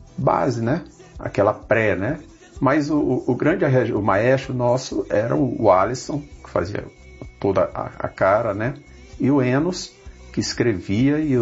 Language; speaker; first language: Portuguese; native; Portuguese